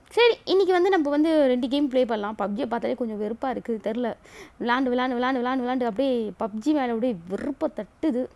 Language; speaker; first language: Tamil; early bilingual, heritage; Tamil